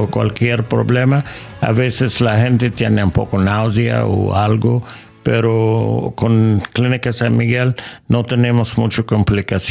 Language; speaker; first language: Spanish; non-native, learner; English